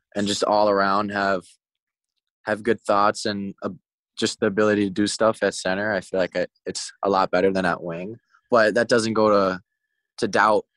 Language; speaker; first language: English; native; English